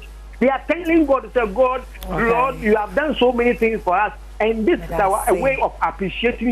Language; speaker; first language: English; non-native, learner; Akan